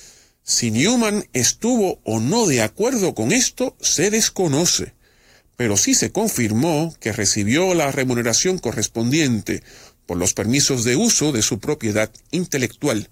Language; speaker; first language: Spanish; native; Spanish